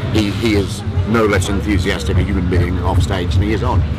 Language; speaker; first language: English; native; English